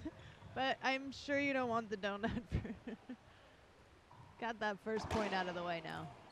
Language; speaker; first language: English; native; English